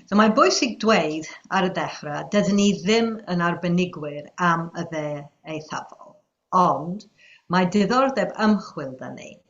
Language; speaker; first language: Welsh; non-native, fluent; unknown